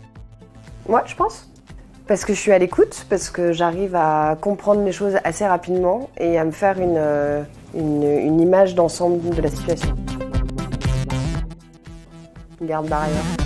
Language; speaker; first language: French; native; French